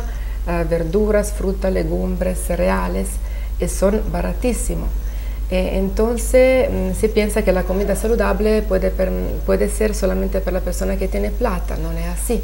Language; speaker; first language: Spanish; non-native, learner; Italian